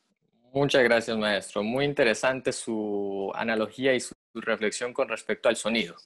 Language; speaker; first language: Spanish; native; Spanish